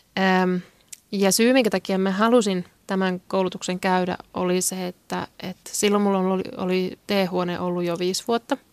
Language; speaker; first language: Finnish; non-native, local second language; Swedish